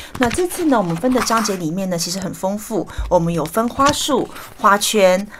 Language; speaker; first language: Chinese; native; Chinese